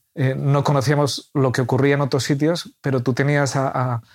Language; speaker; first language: Spanish; native; Spanish